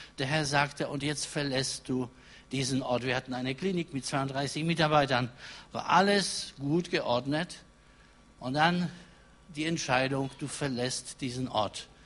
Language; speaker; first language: German; non-native, fluent; Polish